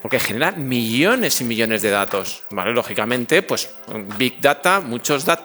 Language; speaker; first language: Spanish; native; Spanish